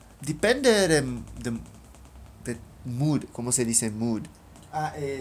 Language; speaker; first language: Spanish; non-native, learner; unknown